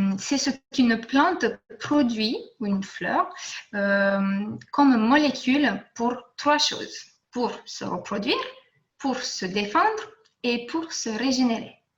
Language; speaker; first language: French; non-native, fluent; Romanian